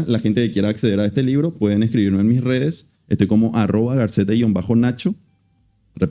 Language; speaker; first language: Spanish; native; Spanish